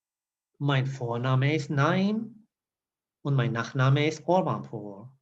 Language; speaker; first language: German; non-native, learner; Persian